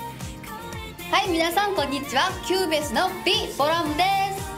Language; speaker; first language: Japanese; non-native, learner; Korean